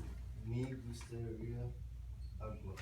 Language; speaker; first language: Spanish; non-native, learner; English